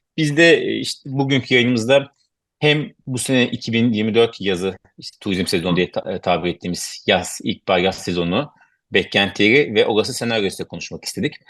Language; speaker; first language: Turkish; native; Turkish